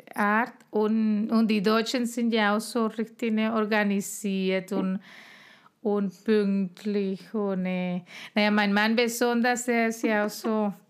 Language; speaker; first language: German; non-native, fluent; Spanish